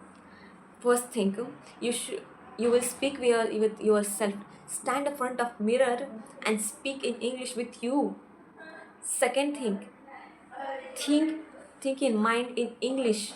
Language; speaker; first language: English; non-native, local second language; Hindi